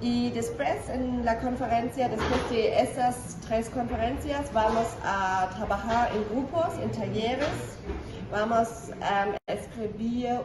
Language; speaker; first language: Spanish; non-native, fluent; German